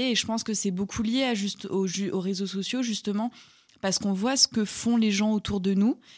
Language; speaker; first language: French; native; French